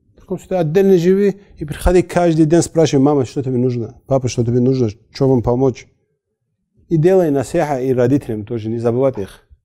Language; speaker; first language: Russian; non-native, local second language; Avaric